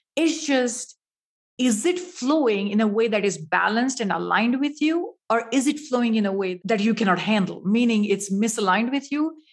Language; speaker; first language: English; non-native, local second language; Marathi